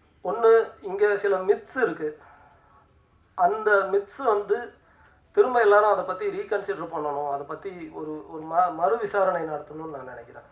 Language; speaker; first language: Tamil; native; Tamil